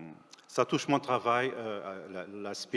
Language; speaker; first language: French; non-native, fluent; Portuguese